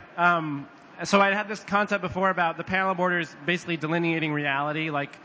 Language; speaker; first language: English; native; English